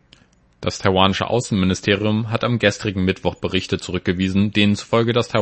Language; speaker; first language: German; native; German